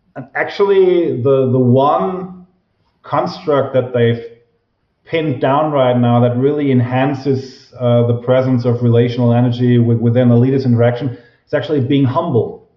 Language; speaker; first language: English; non-native, fluent; German